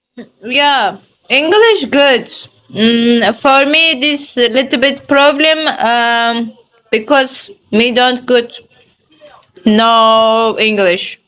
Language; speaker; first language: English; non-native, learner; Tajik